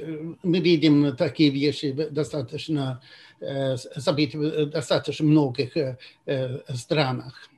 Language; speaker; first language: Russian; non-native, fluent; Swedish